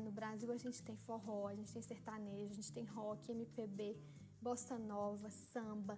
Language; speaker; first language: Portuguese; native; Portuguese